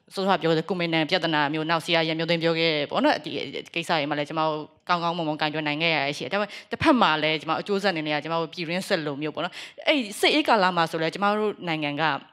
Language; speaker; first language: Burmese; native; Burmese